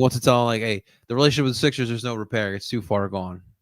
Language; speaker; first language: English; native; English